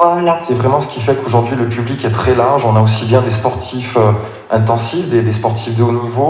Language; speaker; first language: French; native; French